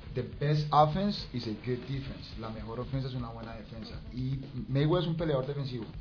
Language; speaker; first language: Spanish; native; Spanish